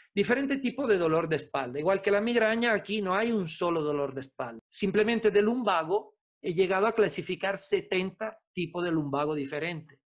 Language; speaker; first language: Spanish; non-native, fluent; Italian